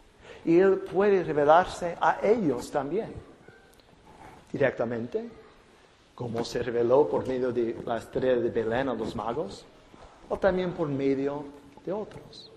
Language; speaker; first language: Spanish; non-native, fluent; English